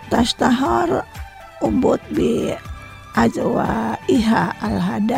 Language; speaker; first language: Arabic; non-native, fluent; Indonesian